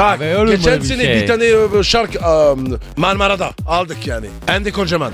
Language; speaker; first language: Turkish; non-native, learner; French